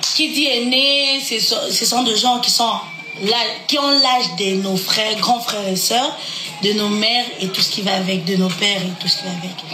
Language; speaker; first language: French; non-native, local second language; Lingala